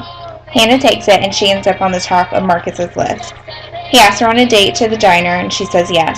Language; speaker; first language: English; native; English